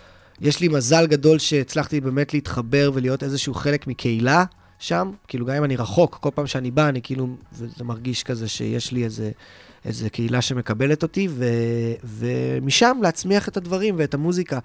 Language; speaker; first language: Hebrew; native; Hebrew